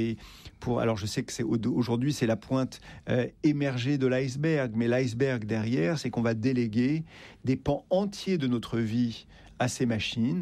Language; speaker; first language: French; native; French